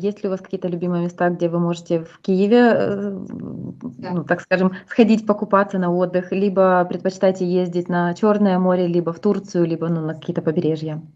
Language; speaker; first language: Russian; native; Russian